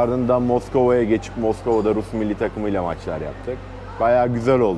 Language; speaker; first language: Turkish; native; Turkish